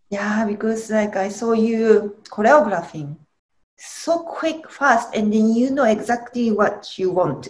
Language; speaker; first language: English; non-native, learner; Japanese